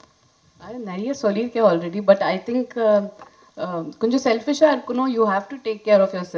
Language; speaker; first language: Tamil; non-native, fluent; Hindi